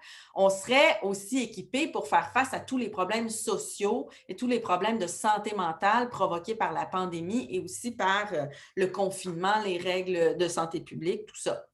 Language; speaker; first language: French; native; French